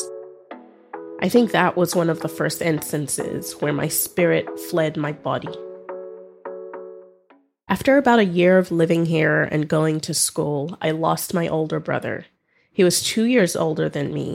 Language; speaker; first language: English; non-native, local second language; Yoruba